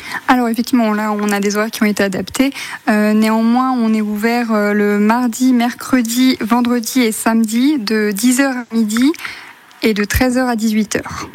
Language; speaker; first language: French; native; French